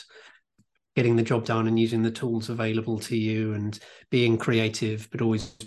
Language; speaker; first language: English; native; English